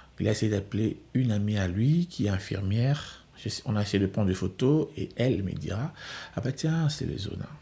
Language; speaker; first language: French; non-native, local second language; Lingala